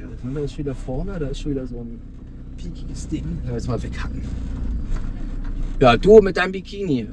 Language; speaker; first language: German; native; German